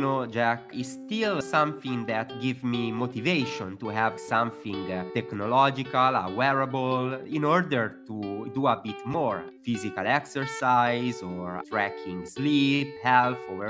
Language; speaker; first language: English; non-native, fluent; Italian